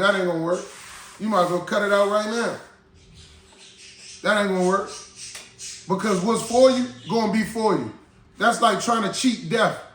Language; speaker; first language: English; native; English